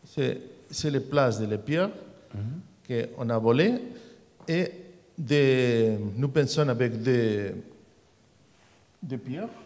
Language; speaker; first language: French; non-native, learner; Spanish